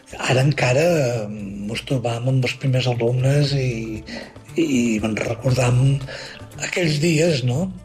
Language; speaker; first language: Catalan; native; Catalan